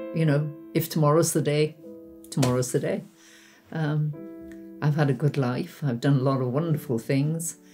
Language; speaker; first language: English; native; English